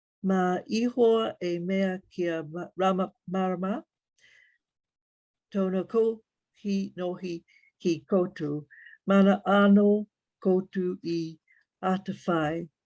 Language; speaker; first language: Māori; non-native, learner; English